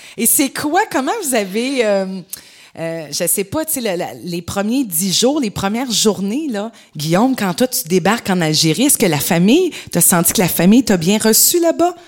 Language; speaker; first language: French; native; French